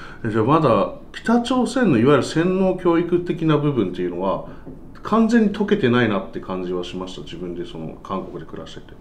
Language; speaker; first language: Japanese; native; Japanese